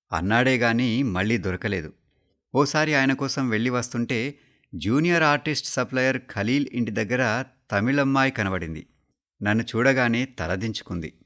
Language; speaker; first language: Telugu; native; Telugu